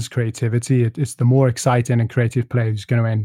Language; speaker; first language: English; native; English